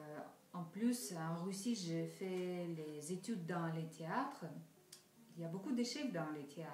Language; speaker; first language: French; non-native, fluent; Russian